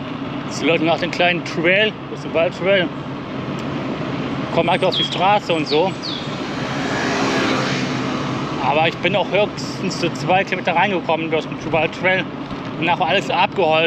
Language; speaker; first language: German; native; German